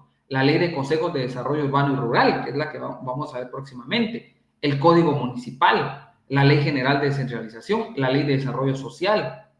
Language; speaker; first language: Spanish; native; Spanish